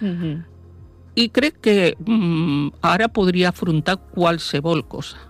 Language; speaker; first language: Catalan; non-native, local second language; Spanish